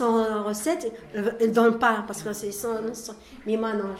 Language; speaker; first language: French; non-native, learner; Arabic